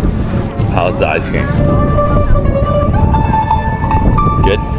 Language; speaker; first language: English; non-native, fluent; Indonesian